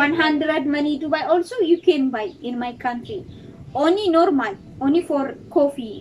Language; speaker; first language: English; non-native, learner; Amharic